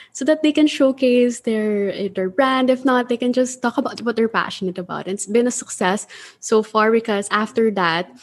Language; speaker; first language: English; non-native, local second language; Filipino